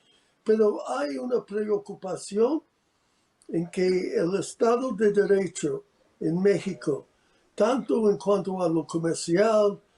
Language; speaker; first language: Spanish; non-native, fluent; English